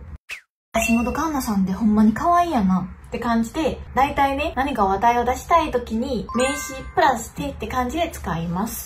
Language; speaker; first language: Japanese; non-native, fluent; Chinese